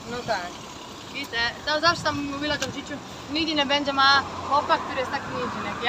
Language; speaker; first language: Polish; non-native, learner; Croatian